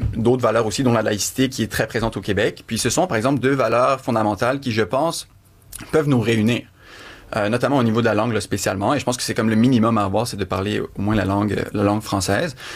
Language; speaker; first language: French; early bilingual, other home language; Arabic